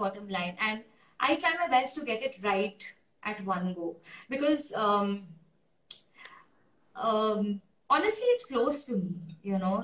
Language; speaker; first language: English; non-native, local second language; Hindi